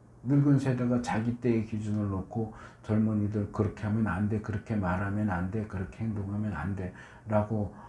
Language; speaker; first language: Korean; native; Korean